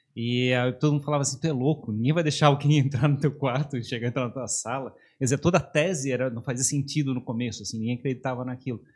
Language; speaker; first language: Portuguese; native; Portuguese